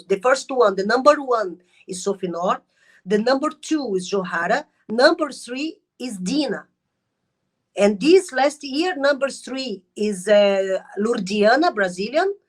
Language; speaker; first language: English; non-native, learner; Arabic